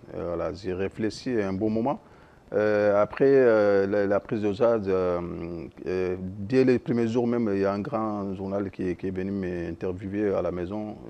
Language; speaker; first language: French; non-native, local second language; Soninke